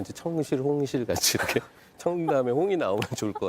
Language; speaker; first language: Korean; native; Korean